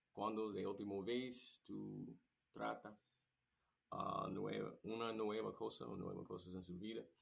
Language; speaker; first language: Spanish; non-native, learner; English